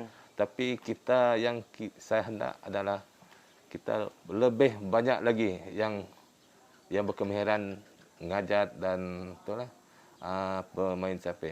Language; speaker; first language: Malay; non-native, local second language; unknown